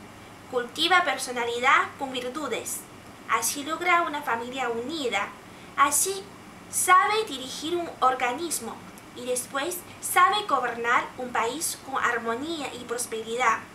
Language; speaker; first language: Spanish; non-native, fluent; Chinese